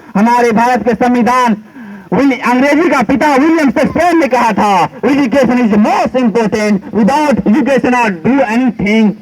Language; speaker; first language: Hindi; native; Hindi